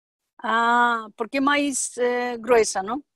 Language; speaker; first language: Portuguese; non-native, learner; Spanish